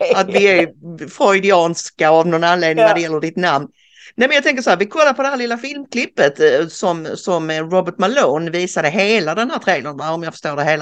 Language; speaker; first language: Swedish; native; Swedish